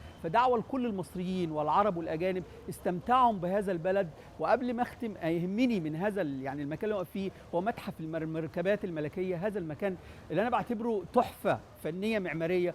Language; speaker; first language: Egyptian Arabic; native; Egyptian Arabic